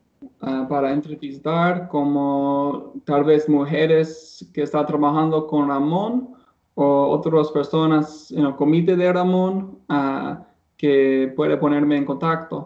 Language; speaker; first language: Spanish; non-native, learner; English